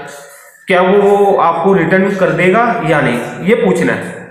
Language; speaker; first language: Hindi; native; Hindi